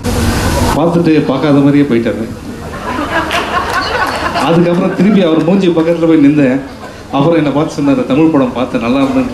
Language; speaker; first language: Tamil; native; Tamil